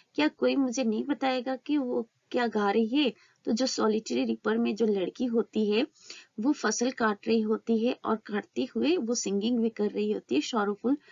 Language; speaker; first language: Hindi; native; Hindi